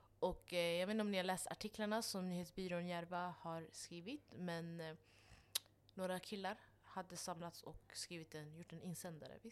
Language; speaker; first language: Swedish; non-native, local second language; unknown